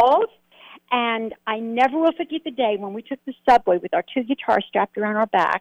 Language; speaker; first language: English; native; English